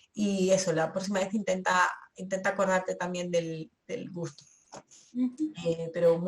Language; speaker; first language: Spanish; native; Spanish